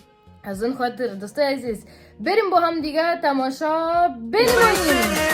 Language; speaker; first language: Persian; early bilingual, heritage; Persian